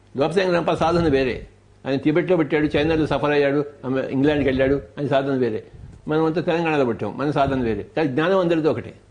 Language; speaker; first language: Telugu; native; Telugu